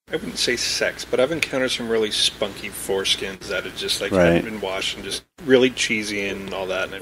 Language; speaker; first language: English; native; English